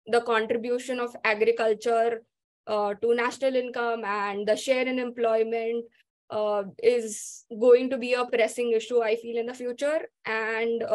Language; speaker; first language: English; non-native, local second language; Marathi